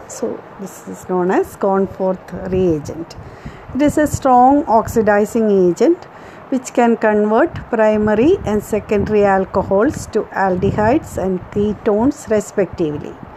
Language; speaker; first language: English; non-native, local second language; Malayalam